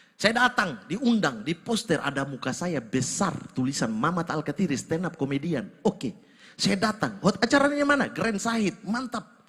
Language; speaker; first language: Indonesian; native; Indonesian